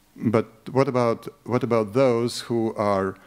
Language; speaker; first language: English; non-native, fluent; Latvian